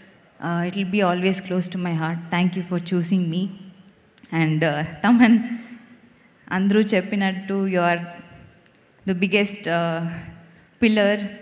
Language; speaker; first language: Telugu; non-native, learner; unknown